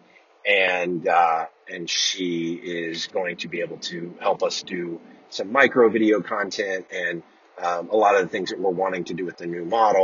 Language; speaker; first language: English; native; English